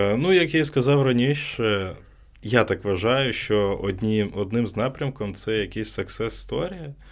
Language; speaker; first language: Ukrainian; non-native, local second language; Crimean Tatar